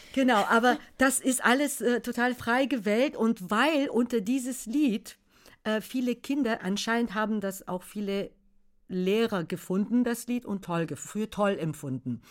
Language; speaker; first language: German; non-native, fluent; Bulgarian